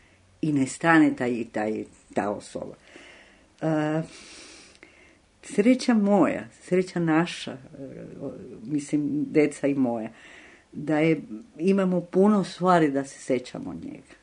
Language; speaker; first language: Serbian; non-native, fluent; Spanish